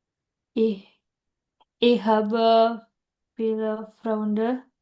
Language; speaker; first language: German; non-native, learner; Indonesian